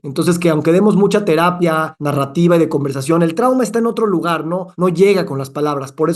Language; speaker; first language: Spanish; native; Spanish